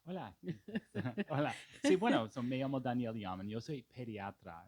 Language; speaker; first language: Spanish; non-native, fluent; English